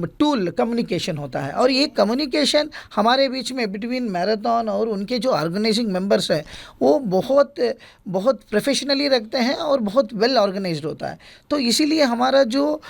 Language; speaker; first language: Hindi; non-native, local second language; Gujarati